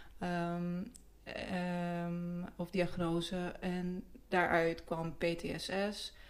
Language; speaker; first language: Dutch; early bilingual, other home language; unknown